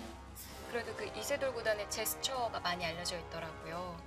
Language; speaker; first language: Korean; native; Korean